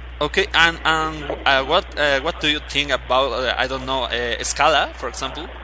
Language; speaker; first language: English; non-native, learner; Spanish